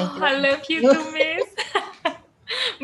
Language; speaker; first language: English; non-native, fluent; Indonesian